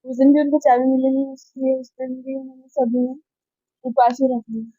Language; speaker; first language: Hindi; non-native, local second language; Marathi